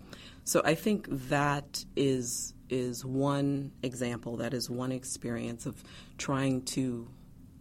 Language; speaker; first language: English; early bilingual, other home language; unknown